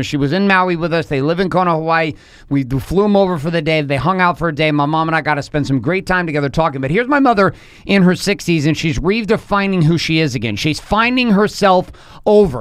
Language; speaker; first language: English; native; English